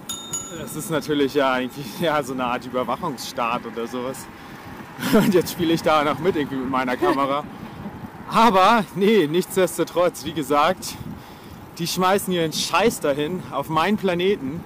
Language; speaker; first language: German; native; German